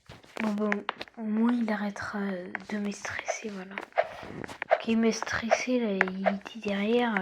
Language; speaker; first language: French; native; French